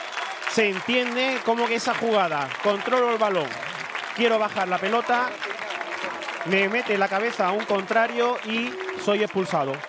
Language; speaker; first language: Spanish; native; Spanish